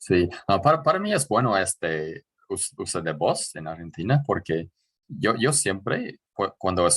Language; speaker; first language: Spanish; non-native, fluent; English